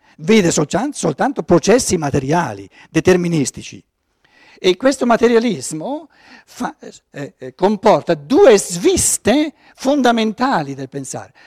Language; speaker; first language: Italian; non-native, fluent; German